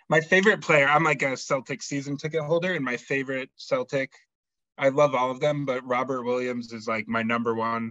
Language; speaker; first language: English; native; English